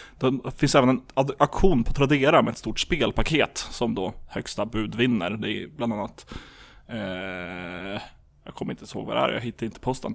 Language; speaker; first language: Swedish; native; Swedish